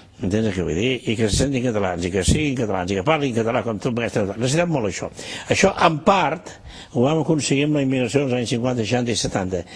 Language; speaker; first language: Catalan; native; Catalan